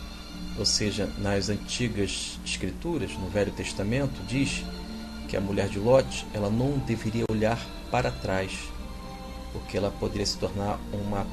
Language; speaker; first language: Portuguese; native; Portuguese